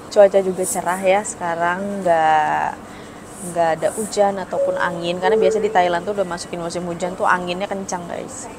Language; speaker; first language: Indonesian; native; Indonesian